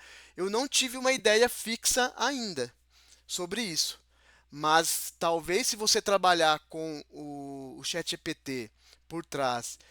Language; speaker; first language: Portuguese; native; Portuguese